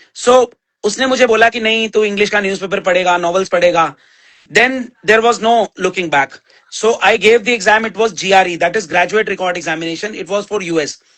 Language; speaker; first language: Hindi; native; Hindi